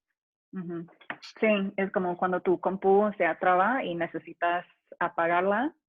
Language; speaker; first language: Spanish; non-native, fluent; English